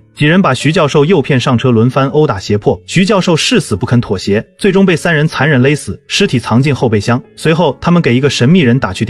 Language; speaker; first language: Chinese; native; Chinese